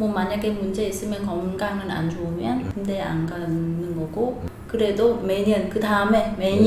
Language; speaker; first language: Korean; non-native, learner; Vietnamese